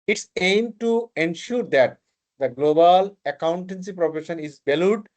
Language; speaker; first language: English; non-native, local second language; Bangla